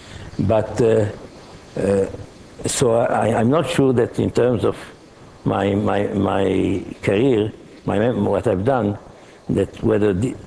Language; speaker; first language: English; non-native, fluent; Hebrew